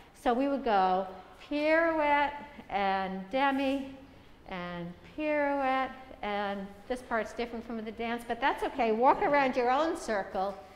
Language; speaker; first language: English; native; English